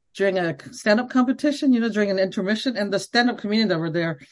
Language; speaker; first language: English; non-native, fluent; Khmer